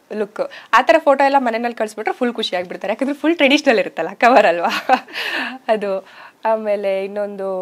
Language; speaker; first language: Kannada; native; Kannada